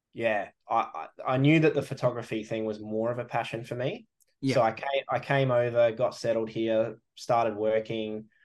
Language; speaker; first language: English; native; English